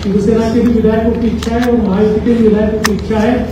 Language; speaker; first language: Hindi; non-native, local second language; Marathi